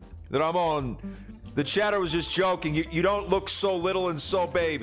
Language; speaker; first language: English; native; English